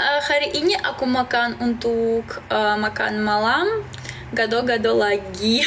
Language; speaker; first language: Indonesian; non-native, learner; Belarusian